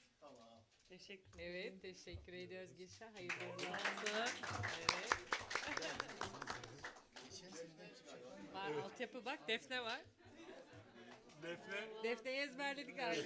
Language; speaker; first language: Turkish; native; Turkish